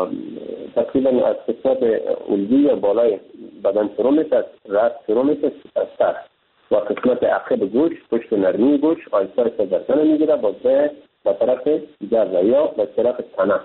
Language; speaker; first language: Persian; non-native, local second language; Pashto